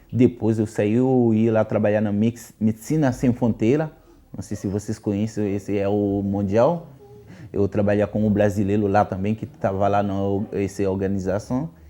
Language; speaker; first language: Portuguese; non-native, learner; Haitian Creole